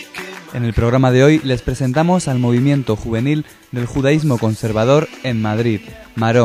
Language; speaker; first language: Spanish; native; Spanish